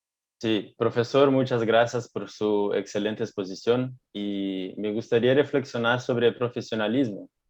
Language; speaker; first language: Spanish; non-native, fluent; Portuguese